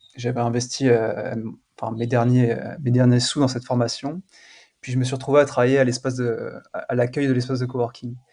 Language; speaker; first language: French; native; French